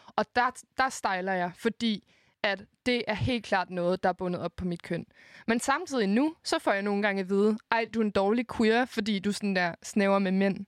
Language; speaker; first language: Danish; native; Danish